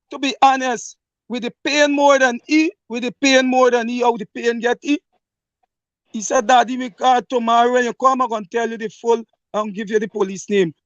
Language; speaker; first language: English; native; English